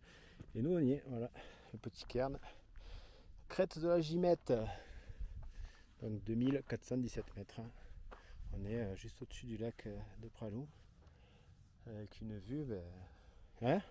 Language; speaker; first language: French; native; French